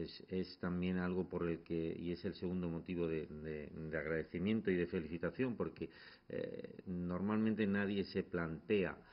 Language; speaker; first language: Spanish; native; Spanish